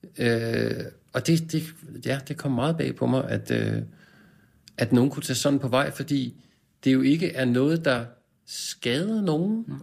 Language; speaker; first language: Danish; native; Danish